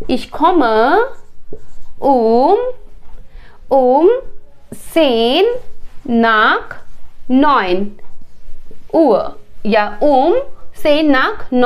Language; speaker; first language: German; non-native, learner; Hindi